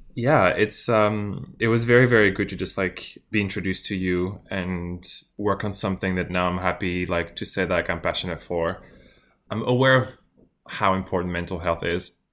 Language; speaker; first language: English; non-native, fluent; French